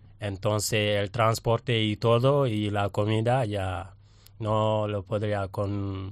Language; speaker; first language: Spanish; non-native, fluent; Wolof